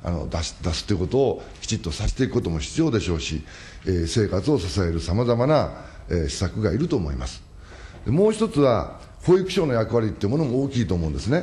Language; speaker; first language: Japanese; native; Japanese